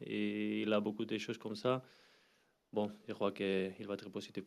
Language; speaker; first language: French; non-native, learner; Spanish